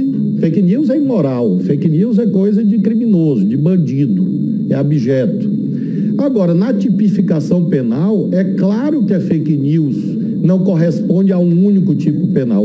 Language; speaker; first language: Portuguese; native; Portuguese